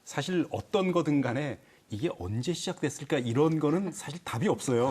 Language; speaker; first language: Korean; native; Korean